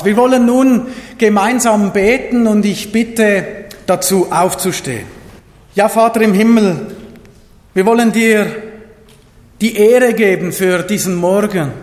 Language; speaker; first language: German; native; German